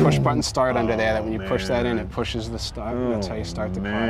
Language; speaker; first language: English; native; English